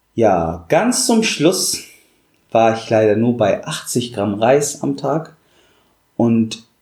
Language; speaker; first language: German; non-native, fluent; Arabic